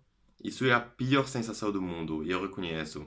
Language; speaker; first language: Portuguese; non-native, fluent; French